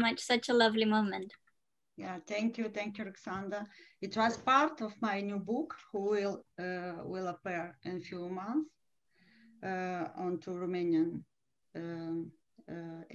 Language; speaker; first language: English; non-native, learner; Romanian